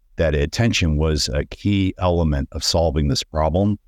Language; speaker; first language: English; native; English